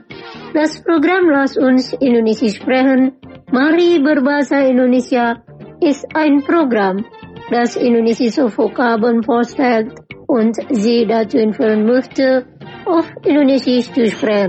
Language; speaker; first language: German; non-native, fluent; Indonesian